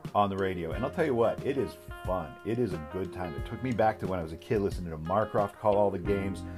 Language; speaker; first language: English; native; English